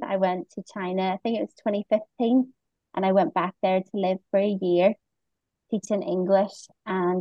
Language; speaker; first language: English; native; English